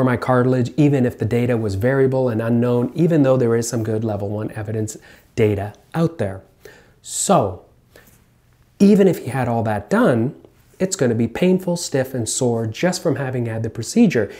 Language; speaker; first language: English; native; English